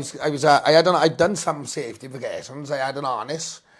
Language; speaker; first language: English; native; English